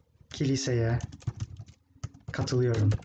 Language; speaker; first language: Turkish; non-native, fluent; English